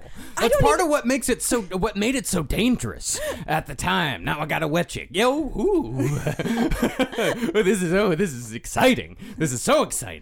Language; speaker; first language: English; native; English